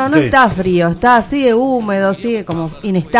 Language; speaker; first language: Spanish; native; Spanish